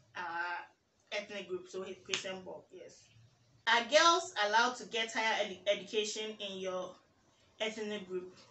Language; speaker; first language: English; non-native, local second language; Ga